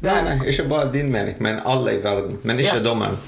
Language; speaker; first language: Norwegian; non-native, fluent; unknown